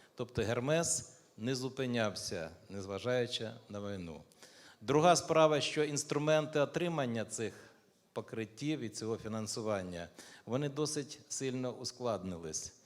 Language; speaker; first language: Ukrainian; native; Ukrainian